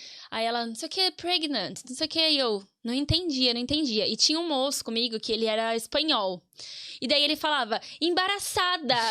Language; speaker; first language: Portuguese; native; Portuguese